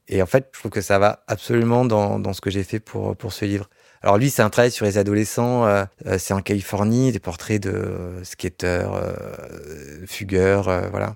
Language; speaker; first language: French; native; French